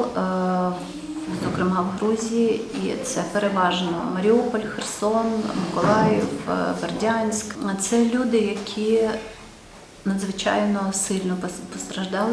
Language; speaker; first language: Ukrainian; native; Ukrainian